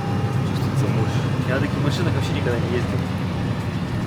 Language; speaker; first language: Russian; native; Russian